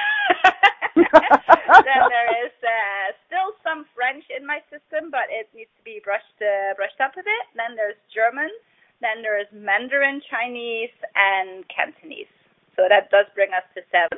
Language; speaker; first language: English; non-native, fluent; Dutch